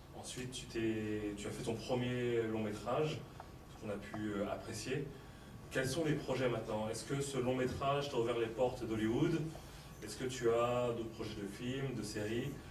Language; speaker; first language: French; native; French